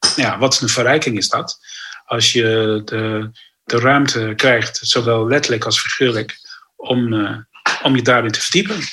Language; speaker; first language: Dutch; non-native, fluent; English